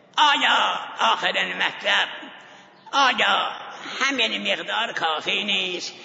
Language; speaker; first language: Persian; non-native, local second language; Azerbaijani